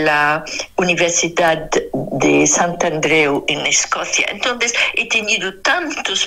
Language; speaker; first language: Spanish; non-native, fluent; Arabic